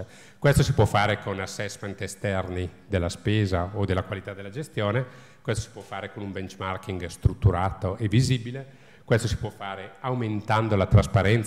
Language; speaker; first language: Italian; native; Italian